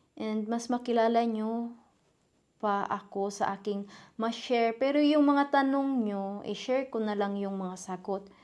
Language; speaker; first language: Filipino; non-native, local second language; Cebuano